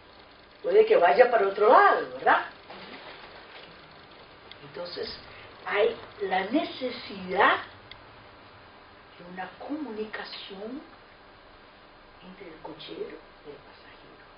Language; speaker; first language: Spanish; non-native, fluent; Portuguese